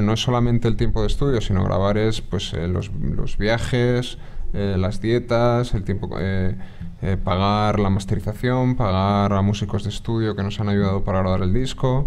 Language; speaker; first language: Spanish; native; Spanish